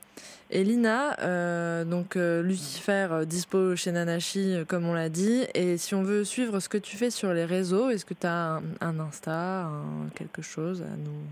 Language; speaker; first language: French; native; French